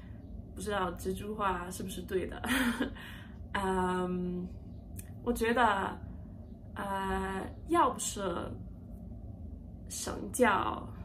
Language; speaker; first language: Chinese; non-native, learner; English